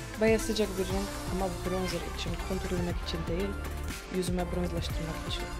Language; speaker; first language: Turkish; non-native, fluent; Russian